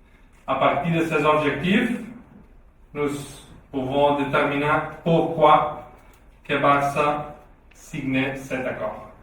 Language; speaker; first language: French; non-native, learner; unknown